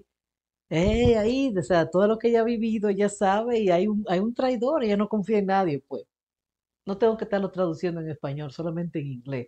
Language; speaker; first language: Spanish; early bilingual, heritage; Spanish